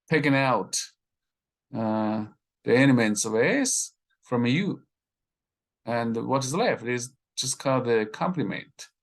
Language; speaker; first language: English; non-native, fluent; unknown